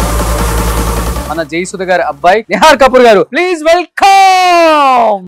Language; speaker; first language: Telugu; native; Telugu